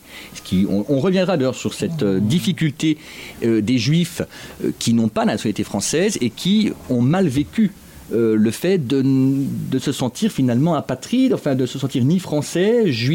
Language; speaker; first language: French; native; French